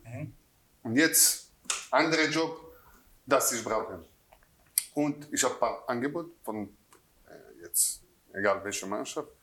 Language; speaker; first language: German; non-native, learner; Croatian